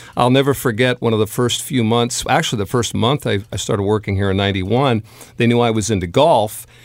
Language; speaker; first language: English; native; English